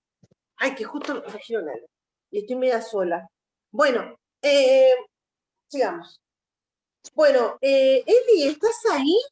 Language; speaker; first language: Spanish; native; Spanish